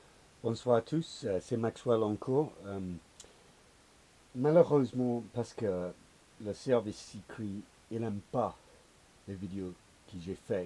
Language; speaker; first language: French; non-native, learner; English